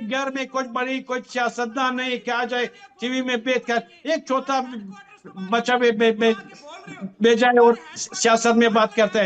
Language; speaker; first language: Hindi; non-native, fluent; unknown